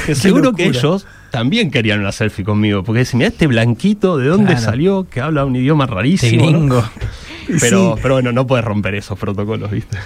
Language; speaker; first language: Spanish; native; Spanish